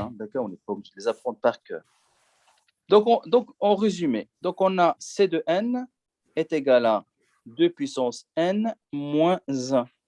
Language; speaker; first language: French; native; French